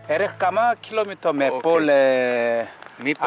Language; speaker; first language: Hebrew; non-native, learner; Korean